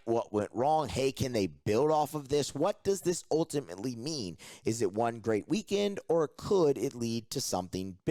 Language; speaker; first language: English; native; English